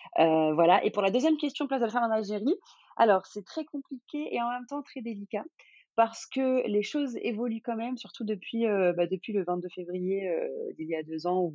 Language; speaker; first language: French; non-native, local second language; Arabic